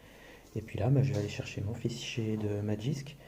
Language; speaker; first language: French; native; French